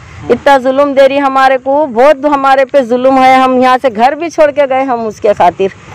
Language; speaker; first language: Hindi; non-native, local second language; Urdu